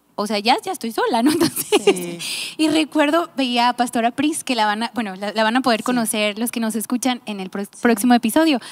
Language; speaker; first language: Spanish; native; Spanish